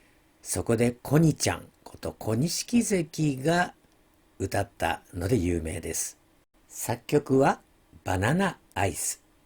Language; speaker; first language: Japanese; native; Japanese